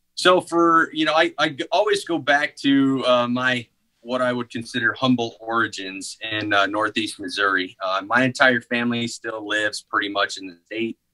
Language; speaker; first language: English; native; English